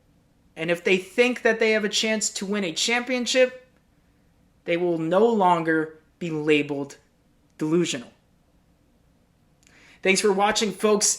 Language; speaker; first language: English; native; English